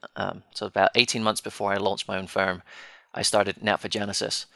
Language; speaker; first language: English; native; English